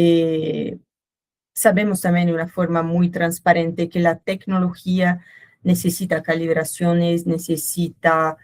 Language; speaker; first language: Spanish; non-native, learner; Portuguese